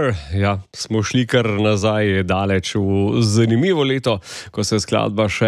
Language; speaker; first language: Slovenian; native; Slovenian